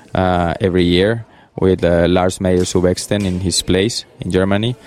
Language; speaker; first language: English; early bilingual, other home language; Spanish